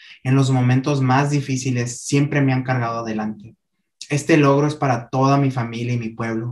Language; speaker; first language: Spanish; native; Spanish